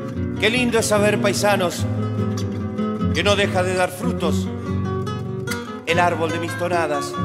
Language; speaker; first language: Spanish; native; Spanish